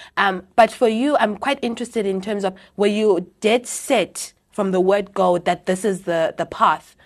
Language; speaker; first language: English; non-native, local second language; Xhosa